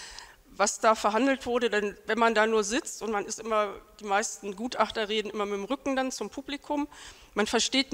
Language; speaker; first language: German; native; German